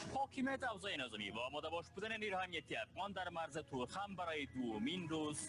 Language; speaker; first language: Persian; native; Persian